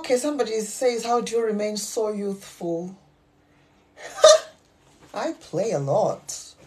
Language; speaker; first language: English; non-native, local second language; Nyanja